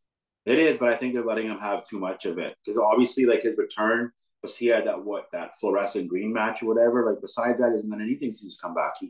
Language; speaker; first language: English; native; English